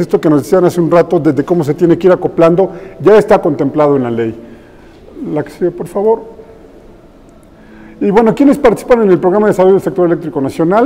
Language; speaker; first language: Spanish; native; Spanish